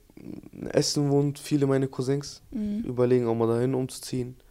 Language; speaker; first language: German; early bilingual, other home language; Turkish